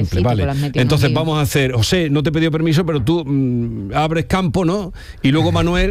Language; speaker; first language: Spanish; native; Spanish